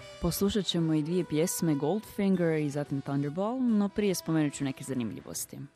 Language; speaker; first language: Croatian; native; Croatian